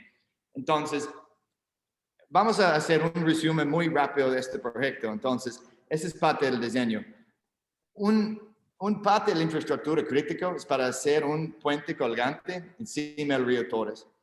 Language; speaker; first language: Spanish; non-native, learner; English